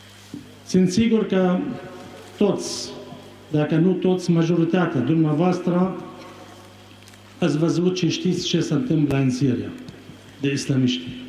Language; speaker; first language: Romanian; non-native, fluent; Arabic